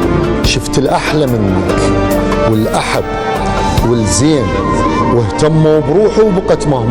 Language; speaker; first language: Arabic; native; Arabic